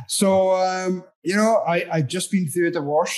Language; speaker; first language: English; native; English